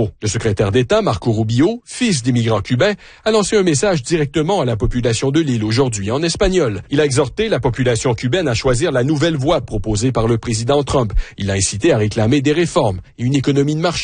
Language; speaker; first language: French; native; French